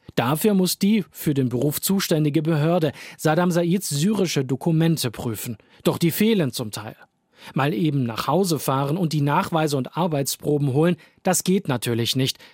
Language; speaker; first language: German; native; German